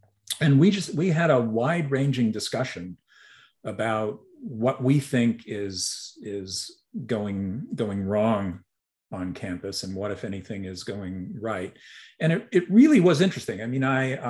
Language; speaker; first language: English; native; English